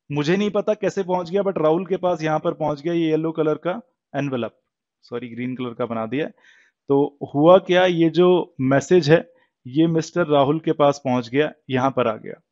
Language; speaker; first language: Hindi; native; Hindi